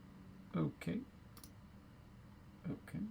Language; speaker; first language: English; native; English